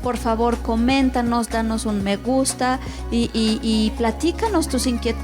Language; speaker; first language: Spanish; native; Spanish